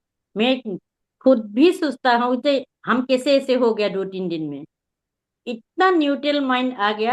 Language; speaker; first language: Hindi; non-native, local second language; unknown